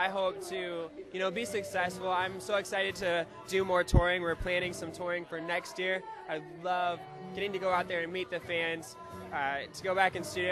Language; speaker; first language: English; native; English